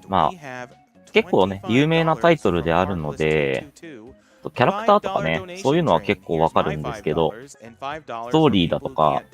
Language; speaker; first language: Japanese; native; Japanese